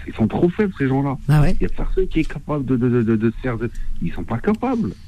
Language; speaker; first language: French; non-native, local second language; Arabic